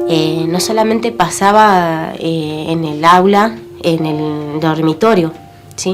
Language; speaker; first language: Spanish; native; Spanish